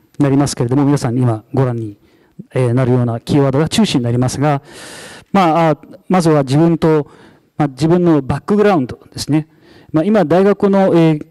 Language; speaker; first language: Japanese; non-native, fluent; Arabic